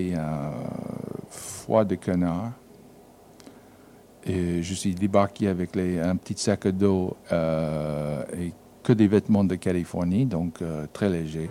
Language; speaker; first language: French; non-native, fluent; English